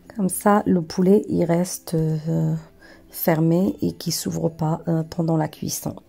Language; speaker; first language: French; non-native, local second language; Arabic